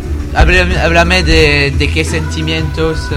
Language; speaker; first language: Spanish; non-native, learner; French